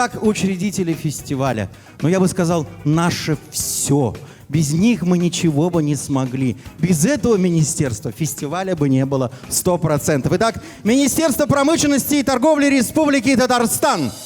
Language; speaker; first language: Russian; native; Russian